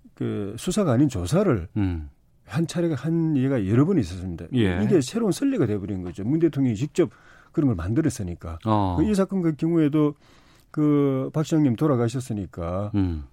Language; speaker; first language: Korean; native; Korean